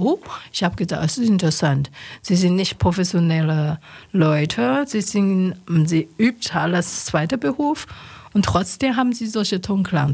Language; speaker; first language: German; non-native, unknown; Chinese